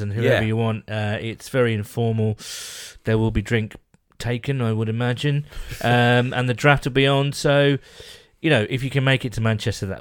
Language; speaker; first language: English; native; English